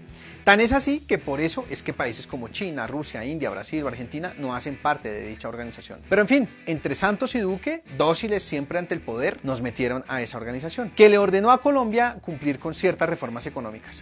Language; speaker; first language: Spanish; native; Spanish